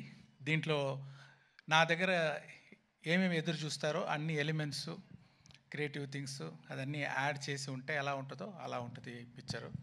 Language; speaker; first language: Telugu; non-native, learner; Tamil